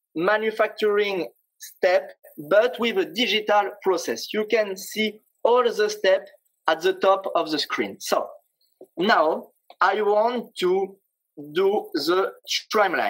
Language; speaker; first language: English; non-native, fluent; French